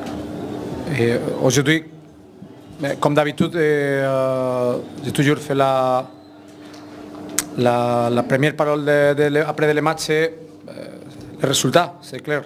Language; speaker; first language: French; non-native, fluent; Spanish